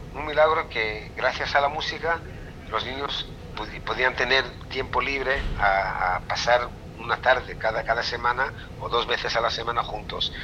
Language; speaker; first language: Spanish; non-native, fluent; Hebrew